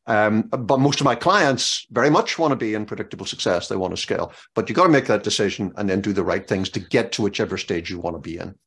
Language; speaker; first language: English; native; English